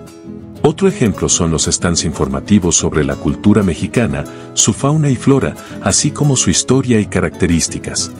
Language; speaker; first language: Spanish; native; Spanish